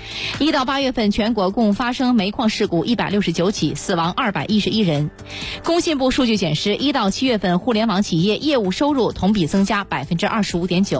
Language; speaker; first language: Chinese; native; Chinese